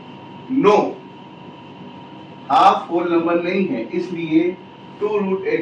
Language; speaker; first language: Hindi; native; Hindi